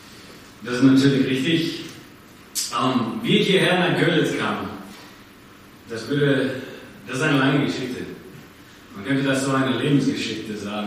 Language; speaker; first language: German; non-native, fluent; English